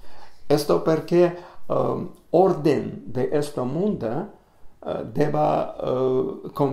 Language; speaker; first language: Spanish; non-native, learner; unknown